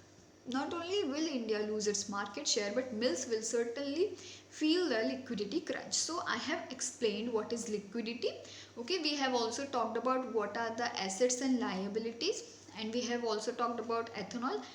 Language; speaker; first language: English; non-native, local second language; Hindi